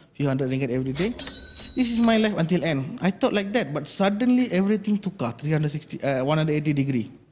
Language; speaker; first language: English; non-native, local second language; Malay